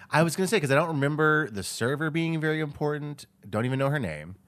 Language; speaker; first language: English; native; English